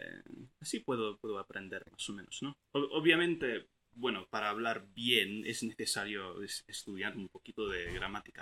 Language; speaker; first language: Spanish; non-native, fluent; English